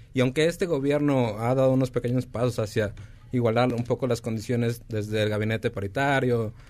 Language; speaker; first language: Spanish; native; Spanish